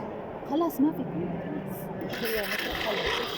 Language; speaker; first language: Arabic; non-native, learner; Filipino